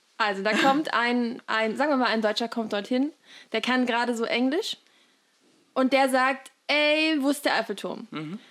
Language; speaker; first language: German; native; German